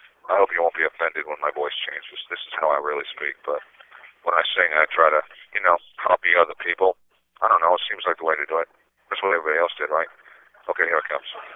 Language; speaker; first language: English; native; English